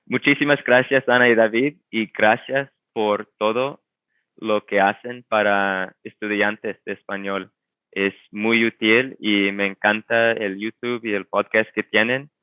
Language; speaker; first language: Spanish; non-native, fluent; English